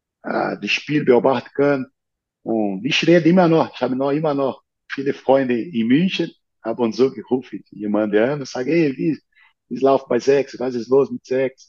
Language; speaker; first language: German; non-native, fluent; Portuguese